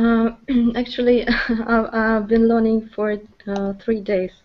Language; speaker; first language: English; non-native, learner; Russian